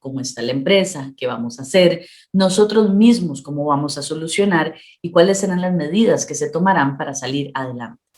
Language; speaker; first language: Spanish; native; Spanish